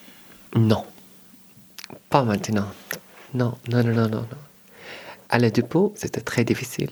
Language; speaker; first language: French; non-native, learner; Arabic